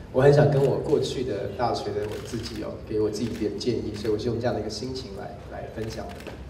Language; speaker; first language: Chinese; native; Chinese